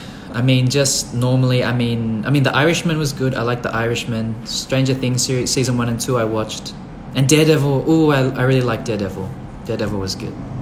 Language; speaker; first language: English; early bilingual, other home language; Thai